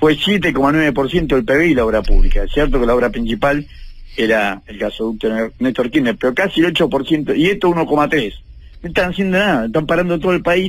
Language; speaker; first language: Spanish; native; Spanish